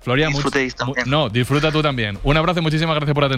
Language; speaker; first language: Spanish; native; Spanish